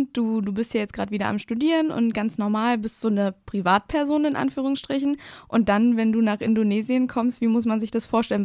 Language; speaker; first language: German; native; German